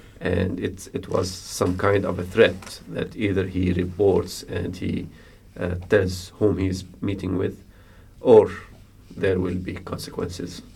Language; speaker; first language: English; non-native, fluent; Arabic